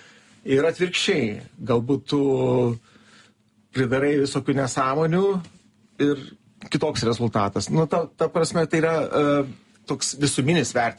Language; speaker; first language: Lithuanian; native; Lithuanian